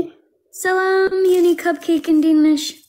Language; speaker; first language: Amharic; non-native, learner; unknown